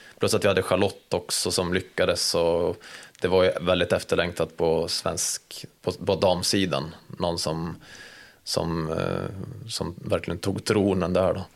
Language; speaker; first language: Swedish; native; Swedish